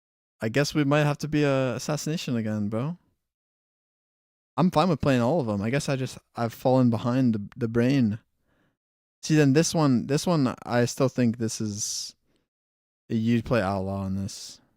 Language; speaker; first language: English; native; English